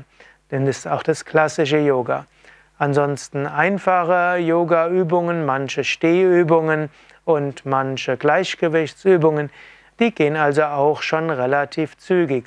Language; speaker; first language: German; non-native, fluent; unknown